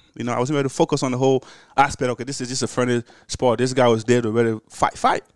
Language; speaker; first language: English; early bilingual, other home language; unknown